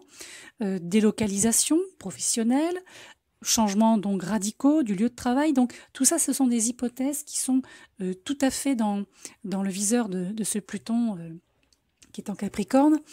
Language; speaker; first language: French; native; French